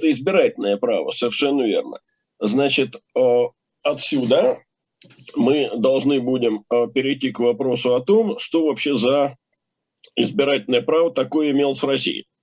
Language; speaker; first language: Russian; native; Russian